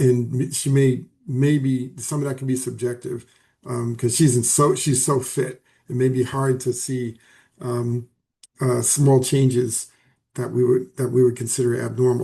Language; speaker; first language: English; native; English